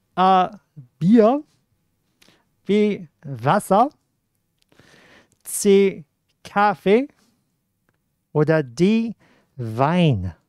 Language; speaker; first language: German; non-native, fluent; Cantonese